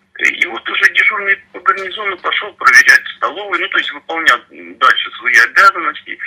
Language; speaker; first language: Russian; native; Russian